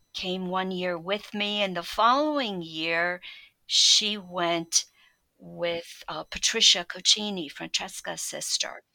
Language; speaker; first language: English; early bilingual, other home language; Polish